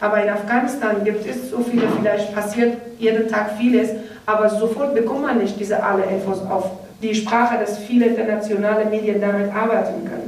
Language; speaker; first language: German; non-native, learner; Persian